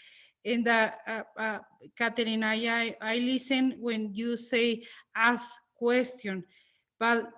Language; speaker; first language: English; non-native, learner; Spanish